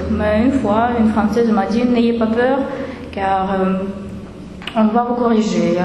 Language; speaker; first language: French; non-native, fluent; Russian